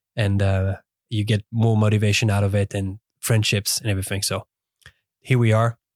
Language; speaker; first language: English; non-native, fluent; French